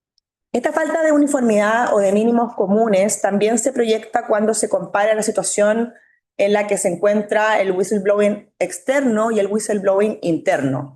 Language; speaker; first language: Spanish; native; Spanish